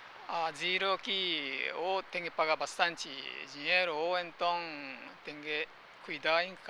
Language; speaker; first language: Portuguese; non-native, fluent; Japanese